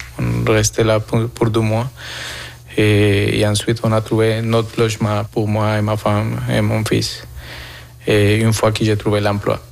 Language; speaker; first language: French; non-native, fluent; Spanish